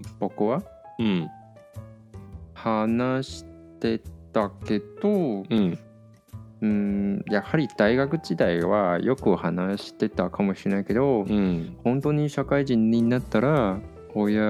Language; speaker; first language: Japanese; non-native, fluent; Chinese